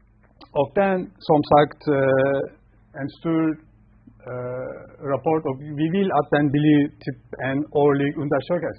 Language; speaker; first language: Swedish; non-native, fluent; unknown